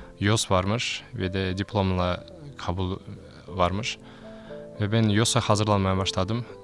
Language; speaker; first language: Turkish; non-native, learner; Kyrgyz